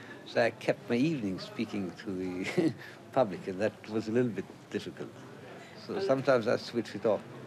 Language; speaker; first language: English; non-native, fluent; Swedish